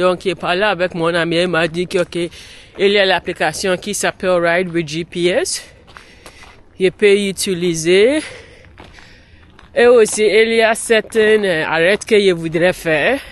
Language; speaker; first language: French; non-native, learner; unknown